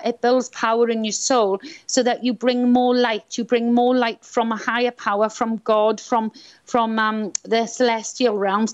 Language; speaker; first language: English; native; English